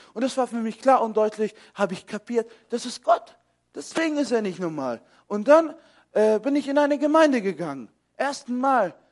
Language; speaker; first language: German; early bilingual, other home language; Kurdish